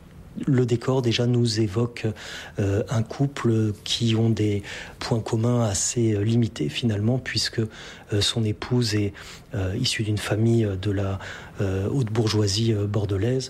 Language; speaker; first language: French; native; French